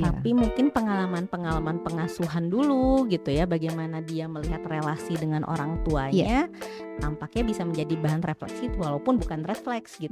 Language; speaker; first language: Indonesian; native; Indonesian